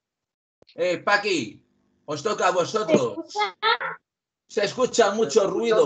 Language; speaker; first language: Spanish; native; Spanish